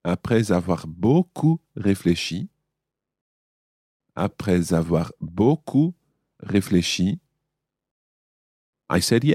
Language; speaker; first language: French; non-native, fluent; English